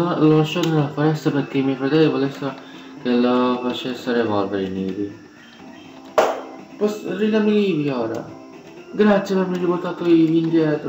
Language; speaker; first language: Italian; native; Italian